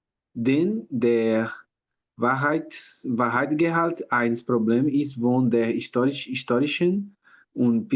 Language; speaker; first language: German; non-native, learner; Portuguese